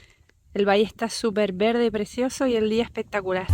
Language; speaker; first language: Spanish; native; Spanish